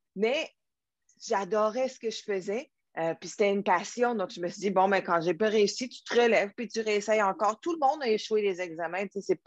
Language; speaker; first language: French; native; French